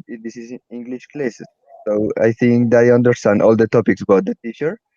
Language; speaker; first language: English; non-native, learner; Spanish